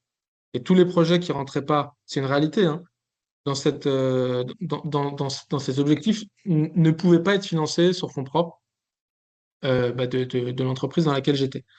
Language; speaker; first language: French; native; French